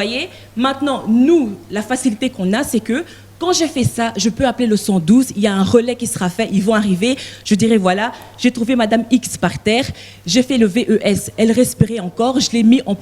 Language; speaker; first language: French; non-native, local second language; Lingala